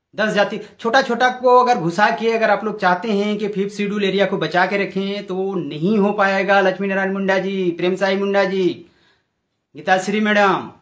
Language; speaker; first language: Hindi; non-native, local second language; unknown